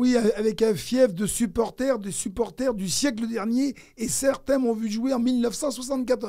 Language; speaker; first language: French; native; French